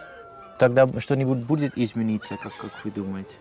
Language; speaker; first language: Russian; non-native, learner; Dutch